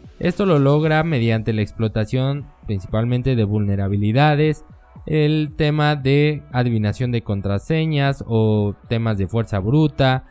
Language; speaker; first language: Spanish; native; Spanish